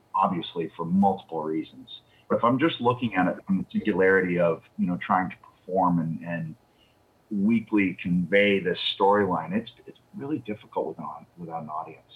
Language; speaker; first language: English; native; English